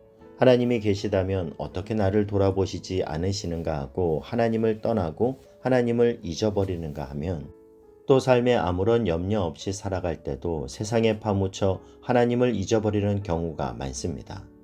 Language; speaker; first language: Korean; native; Korean